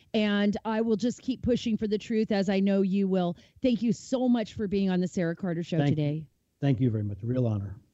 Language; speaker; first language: English; native; English